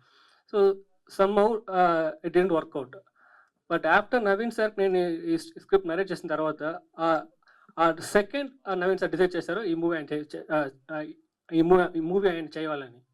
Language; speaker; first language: Telugu; non-native, learner; Tamil